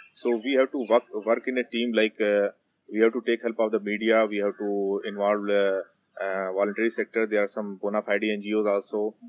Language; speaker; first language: English; non-native, local second language; Hindi